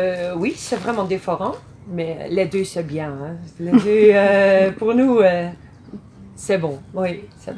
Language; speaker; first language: French; non-native, fluent; Dutch